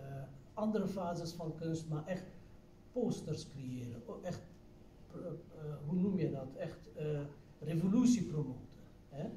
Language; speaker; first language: Dutch; non-native, fluent; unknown